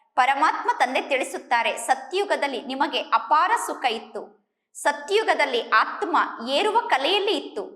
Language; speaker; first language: Kannada; native; Kannada